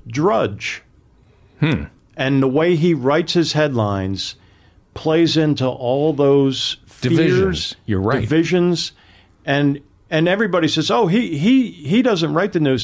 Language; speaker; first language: English; native; English